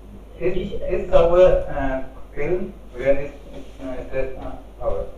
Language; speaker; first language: German; non-native, learner; Hindi